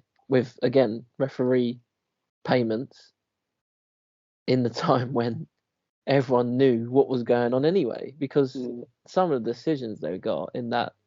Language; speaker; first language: English; native; English